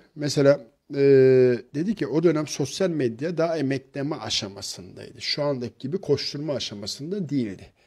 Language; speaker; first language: Turkish; native; Turkish